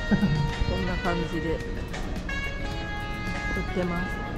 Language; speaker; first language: Japanese; native; Japanese